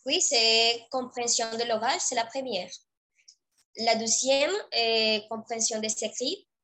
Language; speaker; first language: French; non-native, fluent; Spanish